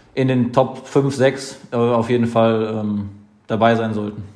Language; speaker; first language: German; native; German